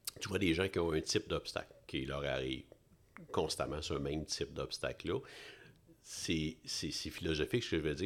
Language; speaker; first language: French; native; French